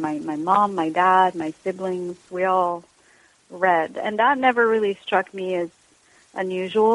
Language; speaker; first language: English; non-native, fluent; Arabic